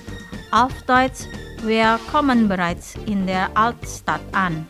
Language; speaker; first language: German; non-native, fluent; Indonesian